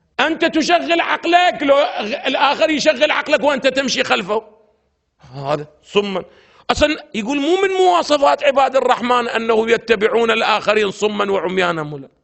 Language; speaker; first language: Arabic; native; Arabic